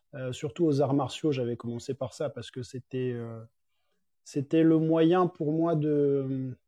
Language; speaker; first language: French; native; French